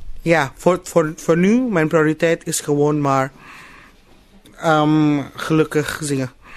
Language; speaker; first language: Dutch; non-native, learner; Indonesian